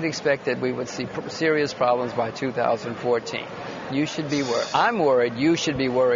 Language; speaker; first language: English; native; English